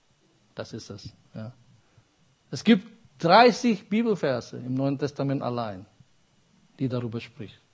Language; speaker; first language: German; non-native, fluent; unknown